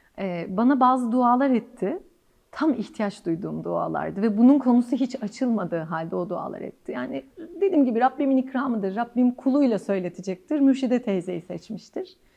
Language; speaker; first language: Turkish; native; Turkish